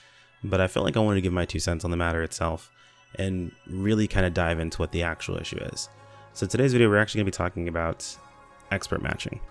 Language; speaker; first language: English; native; English